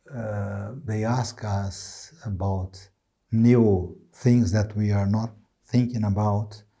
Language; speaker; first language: English; non-native, fluent; Portuguese